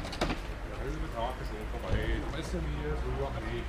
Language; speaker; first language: German; native; German